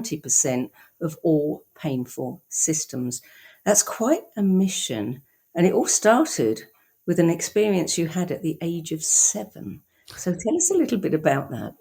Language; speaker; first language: English; native; English